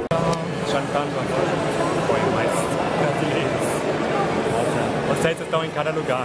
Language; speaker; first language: Portuguese; non-native, fluent; German